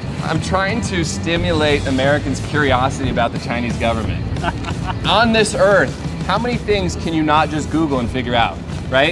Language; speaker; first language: English; native; English